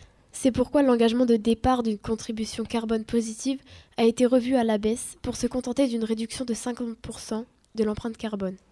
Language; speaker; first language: French; native; French